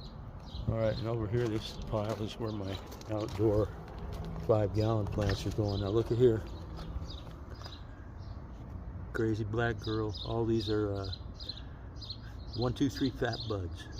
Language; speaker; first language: English; native; English